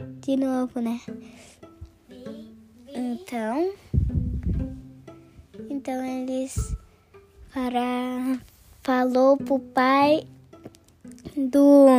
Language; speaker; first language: Portuguese; early bilingual, heritage; Portuguese